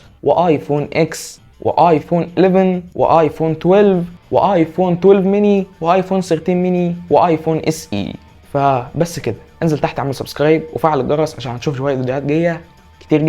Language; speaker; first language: Arabic; native; Arabic